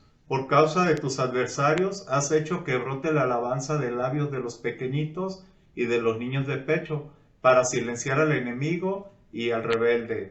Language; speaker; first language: Spanish; native; Spanish